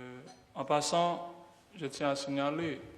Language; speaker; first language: French; non-native, local second language; Haitian Creole